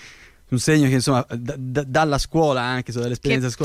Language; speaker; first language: Italian; native; Italian